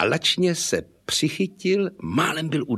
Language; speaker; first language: Czech; native; Czech